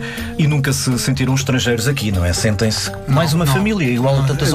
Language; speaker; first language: Portuguese; native; Portuguese